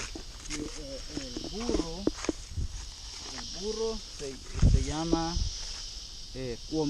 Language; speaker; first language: Spanish; non-native, local second language; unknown